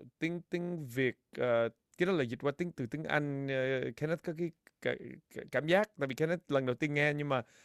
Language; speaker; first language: Vietnamese; early bilingual, heritage; Vietnamese